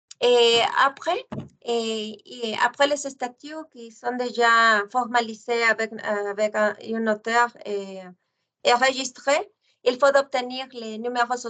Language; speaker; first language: French; non-native, fluent; Spanish